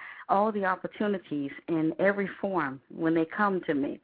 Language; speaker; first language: English; native; English